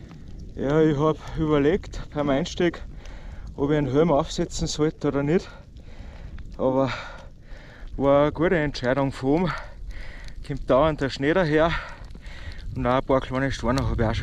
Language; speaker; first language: German; native; German